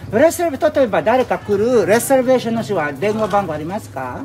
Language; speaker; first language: Japanese; non-native, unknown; Filipino